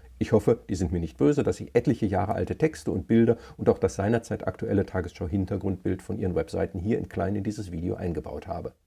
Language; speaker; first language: German; native; German